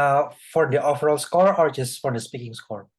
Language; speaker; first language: English; non-native, fluent; Indonesian